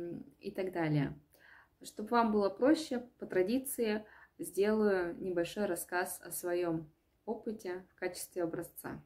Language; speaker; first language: Russian; native; Russian